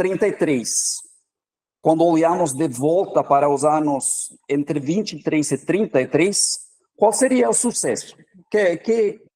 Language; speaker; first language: Portuguese; non-native, fluent; Norwegian